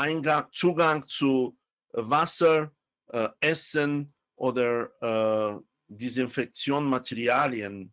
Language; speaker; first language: German; non-native, fluent; Romany